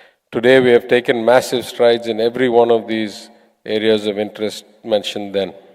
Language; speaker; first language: English; non-native, local second language; Tamil